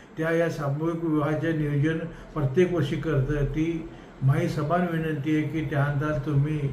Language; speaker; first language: Marathi; non-native, local second language; Bhili